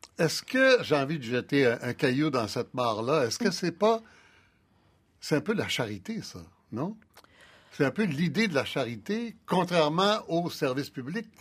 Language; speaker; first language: French; native; French